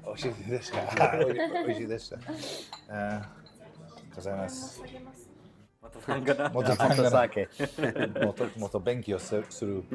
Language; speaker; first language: Japanese; non-native, learner; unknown